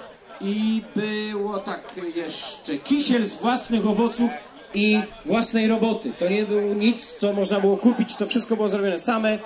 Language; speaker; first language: Polish; native; Polish